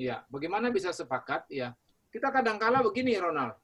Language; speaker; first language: Indonesian; native; Indonesian